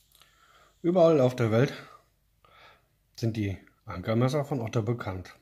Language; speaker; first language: German; native; German